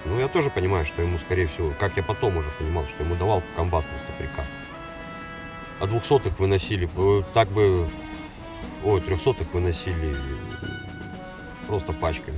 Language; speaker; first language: Russian; native; Russian